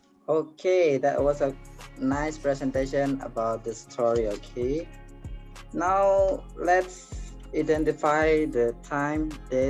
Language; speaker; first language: English; non-native, learner; Indonesian